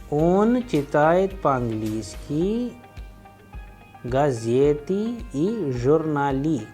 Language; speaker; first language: Russian; non-native, fluent; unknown